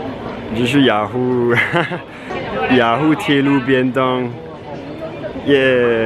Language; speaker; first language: Chinese; non-native, fluent; French